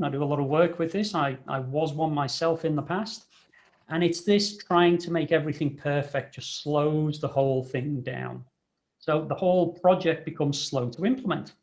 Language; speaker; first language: English; native; English